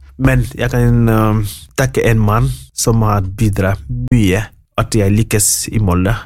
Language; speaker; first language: Norwegian; non-native, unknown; Wolof